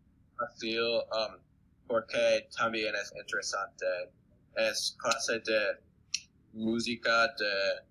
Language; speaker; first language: Spanish; non-native, learner; English